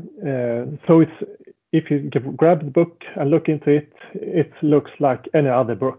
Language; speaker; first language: English; non-native, fluent; Swedish